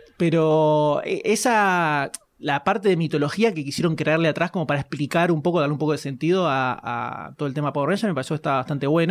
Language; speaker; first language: Spanish; native; Spanish